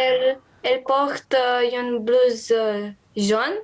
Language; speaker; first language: French; non-native, learner; Romanian